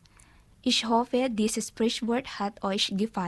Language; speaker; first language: German; non-native, learner; Filipino